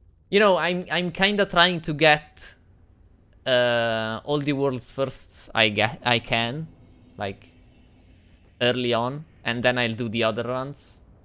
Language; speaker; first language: English; non-native, fluent; Italian